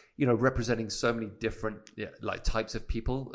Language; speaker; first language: English; native; English